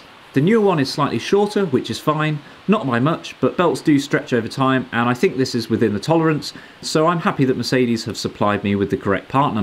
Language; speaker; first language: English; native; English